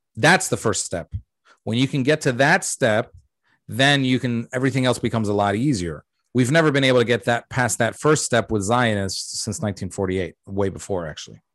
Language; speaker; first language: English; early bilingual, other home language; Arabic